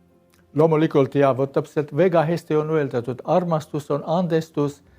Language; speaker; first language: Estonian; non-native, learner; Armenian